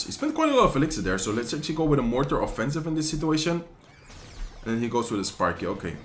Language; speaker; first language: English; non-native, fluent; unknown